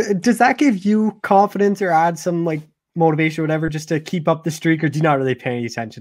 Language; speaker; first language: English; native; English